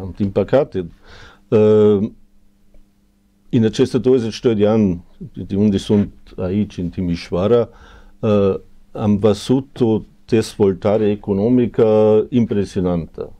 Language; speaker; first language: Romanian; non-native, learner; German